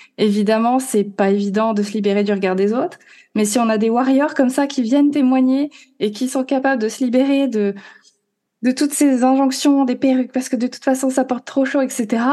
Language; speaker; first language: French; native; French